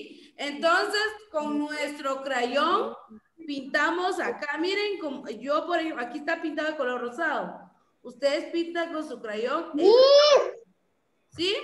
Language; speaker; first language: Spanish; native; Spanish